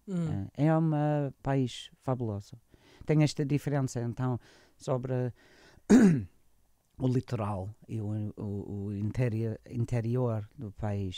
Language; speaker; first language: Portuguese; non-native, learner; English